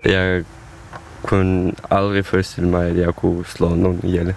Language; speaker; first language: Danish; non-native, fluent; Ukrainian